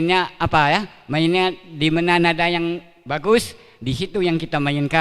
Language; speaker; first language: Malay; native; Malay